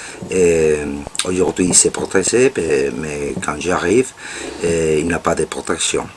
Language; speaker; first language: French; non-native, learner; Spanish